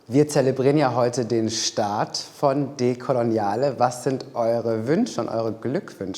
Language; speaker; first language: German; native; German